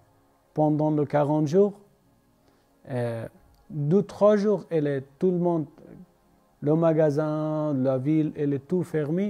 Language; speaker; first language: French; non-native, learner; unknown